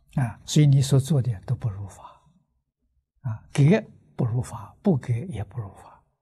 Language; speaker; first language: Chinese; native; Chinese